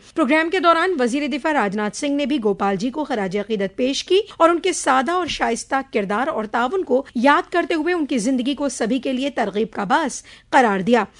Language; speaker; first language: Urdu; native; Urdu